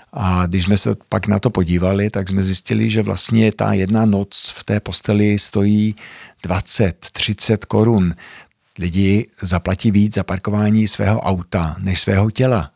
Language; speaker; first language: Czech; early bilingual, heritage; Czech